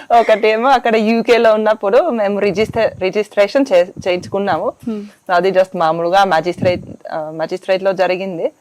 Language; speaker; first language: Telugu; non-native, fluent; Finnish